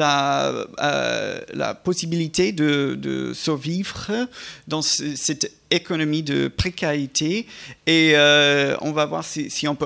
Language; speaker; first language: French; non-native, fluent; English